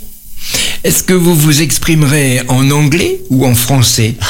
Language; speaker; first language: French; native; French